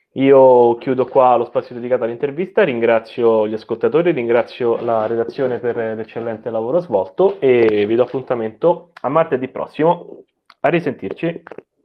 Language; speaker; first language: Italian; native; Italian